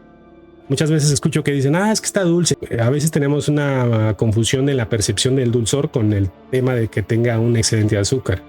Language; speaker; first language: Spanish; native; Spanish